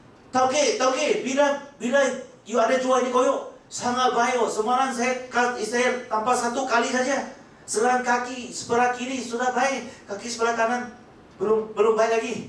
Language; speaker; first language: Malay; non-native, local second language; Chinese